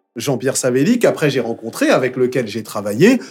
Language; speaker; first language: French; native; French